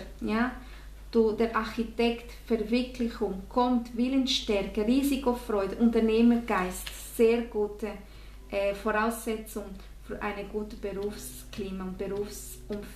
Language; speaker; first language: German; non-native, fluent; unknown